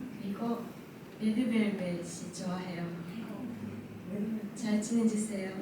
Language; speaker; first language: Korean; non-native, learner; Japanese